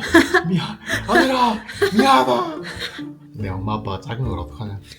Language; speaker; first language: Korean; native; Korean